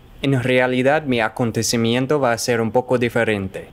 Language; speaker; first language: Spanish; non-native, fluent; English